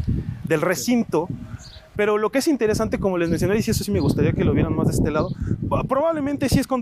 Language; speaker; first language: Spanish; native; Spanish